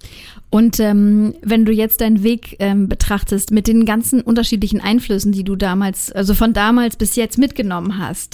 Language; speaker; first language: German; native; German